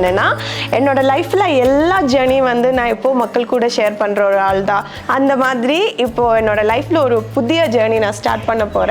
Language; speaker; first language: Tamil; non-native, local second language; Malayalam